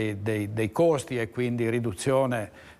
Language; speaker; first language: Italian; native; Italian